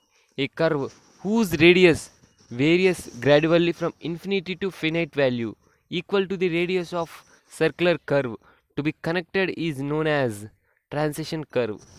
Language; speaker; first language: English; non-native, local second language; Telugu